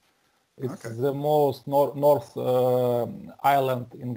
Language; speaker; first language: English; non-native, learner; Russian